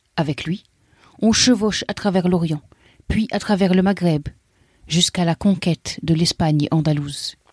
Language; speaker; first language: French; native; French